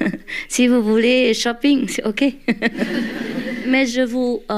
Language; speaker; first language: French; non-native, learner; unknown